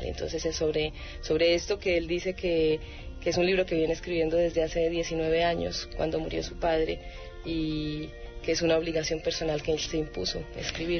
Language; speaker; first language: Spanish; native; Spanish